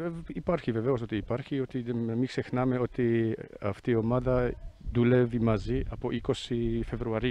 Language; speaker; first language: Greek; non-native, fluent; Polish